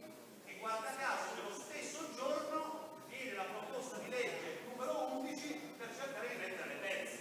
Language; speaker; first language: Italian; native; Italian